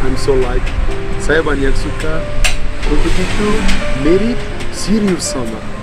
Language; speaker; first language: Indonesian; non-native, learner; Turkish